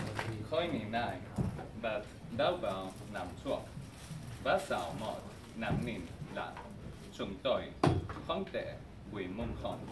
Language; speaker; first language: Vietnamese; non-native, learner; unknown